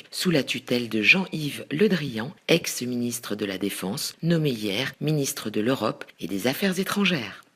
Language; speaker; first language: French; native; French